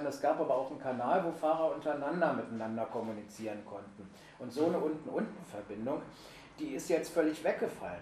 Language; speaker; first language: German; native; German